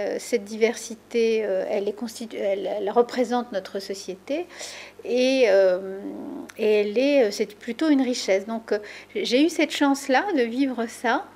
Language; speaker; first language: French; early bilingual, other home language; Spanish